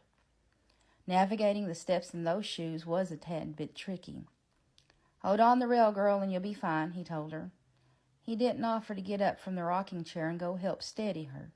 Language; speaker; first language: English; native; English